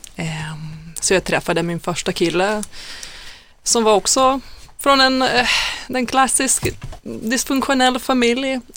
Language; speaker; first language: Swedish; non-native, fluent; Lithuanian